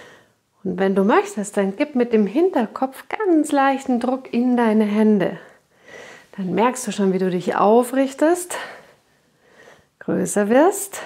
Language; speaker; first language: German; native; German